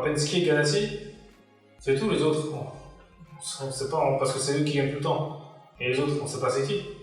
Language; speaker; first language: French; native; French